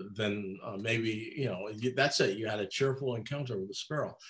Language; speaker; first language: English; native; English